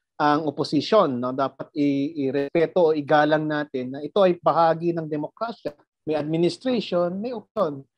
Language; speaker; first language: Filipino; non-native, local second language; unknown